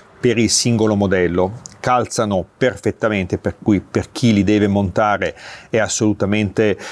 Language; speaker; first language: Italian; native; Italian